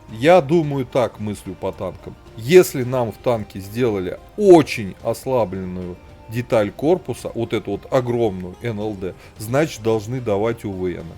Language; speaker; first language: Russian; native; Russian